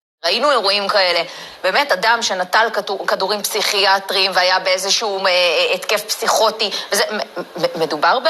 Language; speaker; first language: Hebrew; native; Hebrew